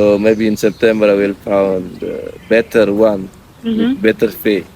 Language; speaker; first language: English; non-native, learner; Indonesian